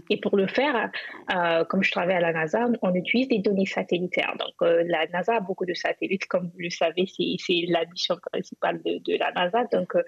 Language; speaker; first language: French; non-native, local second language; Hausa